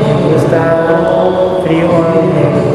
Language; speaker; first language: Spanish; non-native, learner; Portuguese